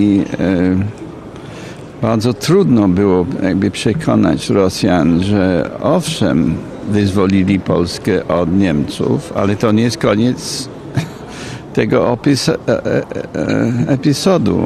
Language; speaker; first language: Polish; non-native, fluent; English